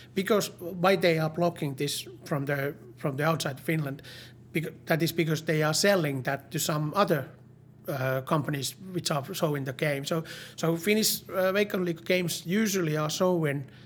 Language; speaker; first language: English; non-native, learner; Finnish